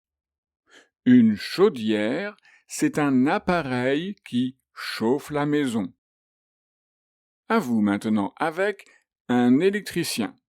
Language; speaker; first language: French; native; French